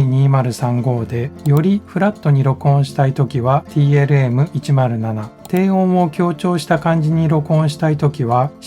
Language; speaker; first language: Japanese; native; Japanese